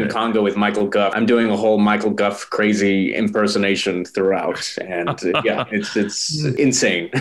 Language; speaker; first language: English; native; English